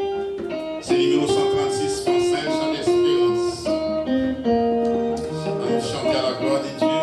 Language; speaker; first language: French; non-native, local second language; Haitian Creole